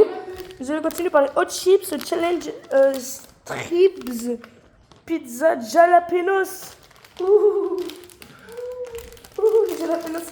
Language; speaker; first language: French; native; French